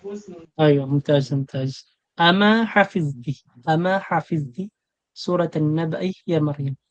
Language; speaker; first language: Arabic; non-native, fluent; Filipino